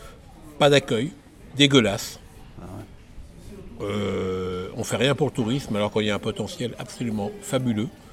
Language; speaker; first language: French; native; French